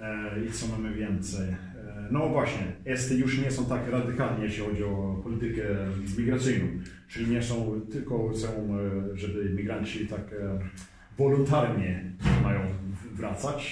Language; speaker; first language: Polish; early bilingual, heritage; Swedish